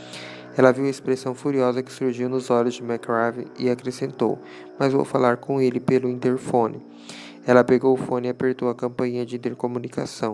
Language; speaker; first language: Portuguese; native; Portuguese